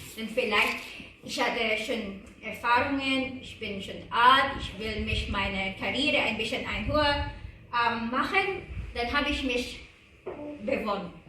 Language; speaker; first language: German; non-native, learner; Filipino